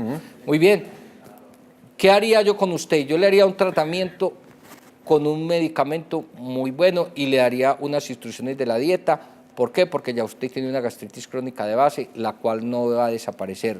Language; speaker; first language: Spanish; native; Spanish